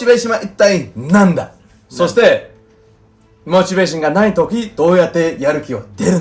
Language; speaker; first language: Japanese; non-native, fluent; English